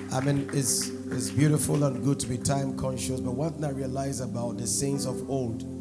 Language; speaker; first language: English; non-native, local second language; Akan